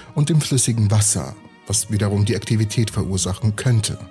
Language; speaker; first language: German; early bilingual, other home language; Russian